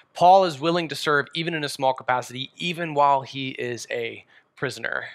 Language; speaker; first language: English; native; English